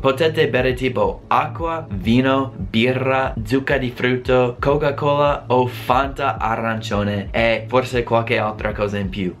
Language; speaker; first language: Italian; non-native, fluent; English